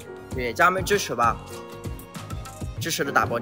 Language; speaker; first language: Chinese; native; Chinese